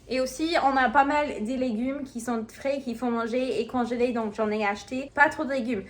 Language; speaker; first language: French; non-native, fluent; English